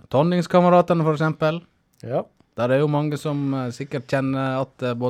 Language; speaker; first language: Norwegian; native; Norwegian